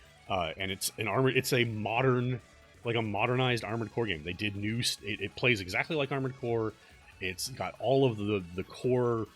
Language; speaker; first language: English; native; English